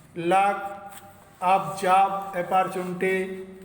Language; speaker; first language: English; non-native, local second language; Hindi